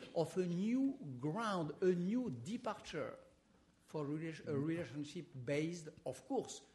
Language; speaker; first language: English; non-native, fluent; French